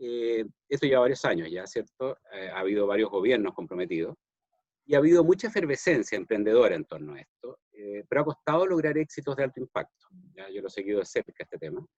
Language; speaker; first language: Spanish; native; Spanish